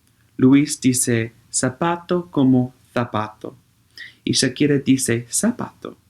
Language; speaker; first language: Spanish; non-native, learner; English